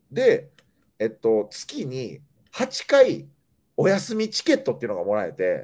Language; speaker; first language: Japanese; native; Japanese